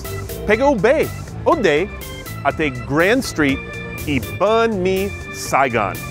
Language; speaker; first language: Portuguese; non-native, fluent; English